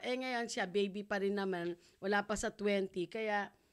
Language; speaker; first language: Filipino; native; Filipino